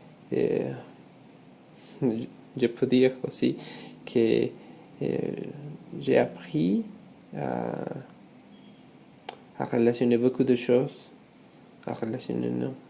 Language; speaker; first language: French; non-native, learner; Spanish